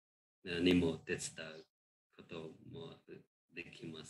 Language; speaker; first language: Japanese; non-native, fluent; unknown